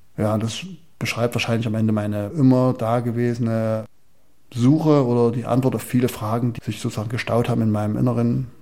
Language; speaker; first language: German; native; German